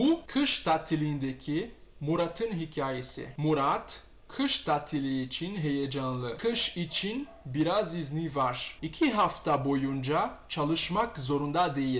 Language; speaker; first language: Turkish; non-native, fluent; Portuguese